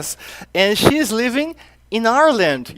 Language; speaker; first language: English; non-native, fluent; Portuguese